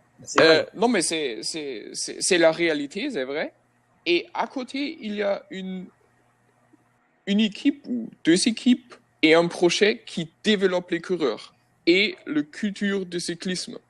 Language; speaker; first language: French; non-native, fluent; German